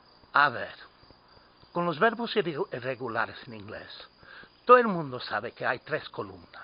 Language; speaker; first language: Spanish; non-native, fluent; English